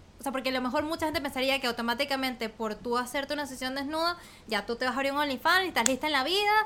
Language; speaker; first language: Spanish; native; Spanish